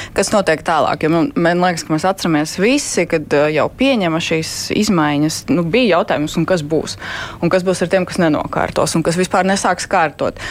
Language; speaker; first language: Latvian; non-native, local second language; Russian